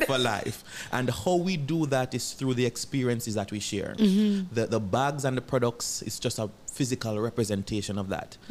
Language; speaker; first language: English; non-native, local second language; Jamaican Creole English